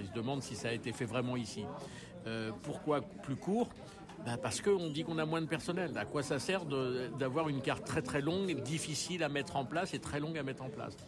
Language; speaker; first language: French; native; French